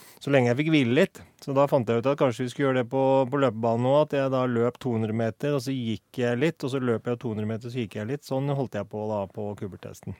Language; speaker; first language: Norwegian; native; Norwegian